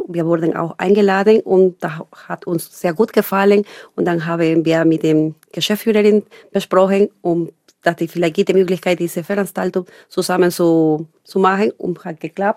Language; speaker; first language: German; non-native, learner; Spanish